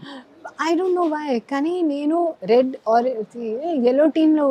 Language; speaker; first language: Telugu; non-native, local second language; Hindi